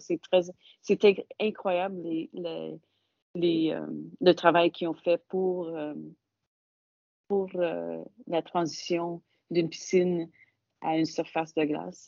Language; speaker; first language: French; non-native, local second language; English